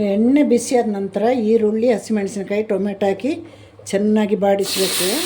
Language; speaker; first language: Kannada; non-native, local second language; Malayalam